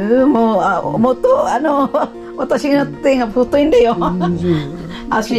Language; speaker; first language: Japanese; non-native, fluent; Filipino